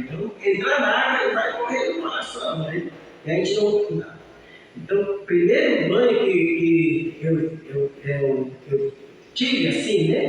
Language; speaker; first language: Portuguese; early bilingual, other home language; Japanese